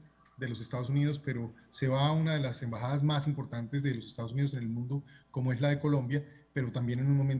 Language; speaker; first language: Spanish; native; Spanish